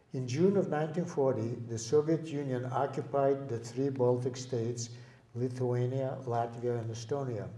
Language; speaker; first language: English; early bilingual, other home language; Lithuanian